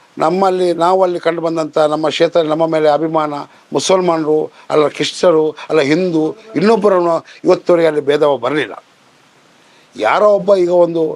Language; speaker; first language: Kannada; non-native, local second language; Baluchi